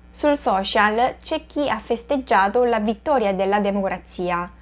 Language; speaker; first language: Italian; non-native, fluent; Korean